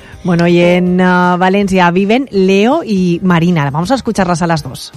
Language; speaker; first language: Spanish; native; Spanish